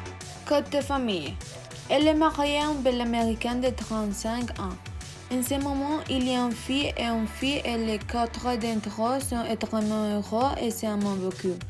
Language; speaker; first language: French; non-native, learner; Spanish